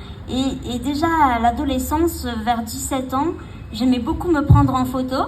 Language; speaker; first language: French; native; French